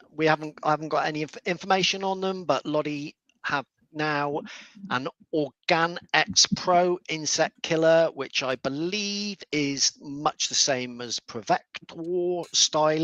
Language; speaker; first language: English; native; English